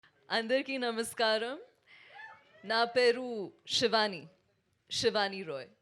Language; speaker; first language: Telugu; non-native, learner; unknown